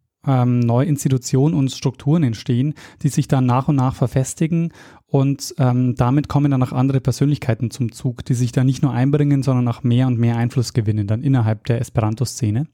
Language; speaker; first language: German; native; German